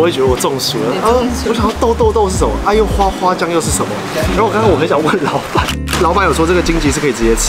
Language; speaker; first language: Chinese; native; Chinese